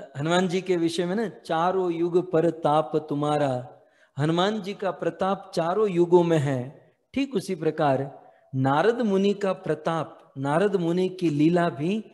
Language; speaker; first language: Hindi; native; Hindi